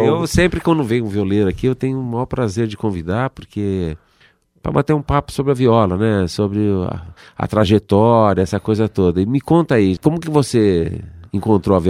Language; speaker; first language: Portuguese; native; Portuguese